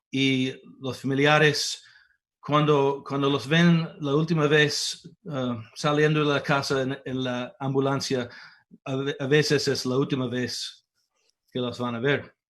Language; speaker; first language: Spanish; non-native, fluent; English